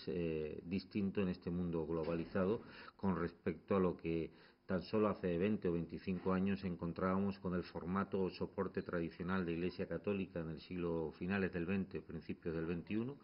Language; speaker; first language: Spanish; native; Spanish